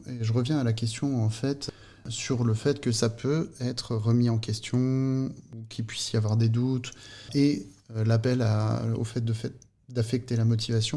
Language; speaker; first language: French; native; French